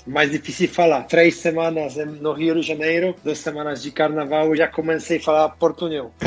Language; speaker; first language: Portuguese; non-native, fluent; Polish